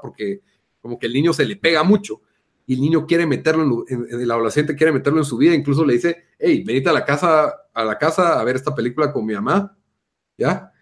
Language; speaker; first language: Spanish; native; Spanish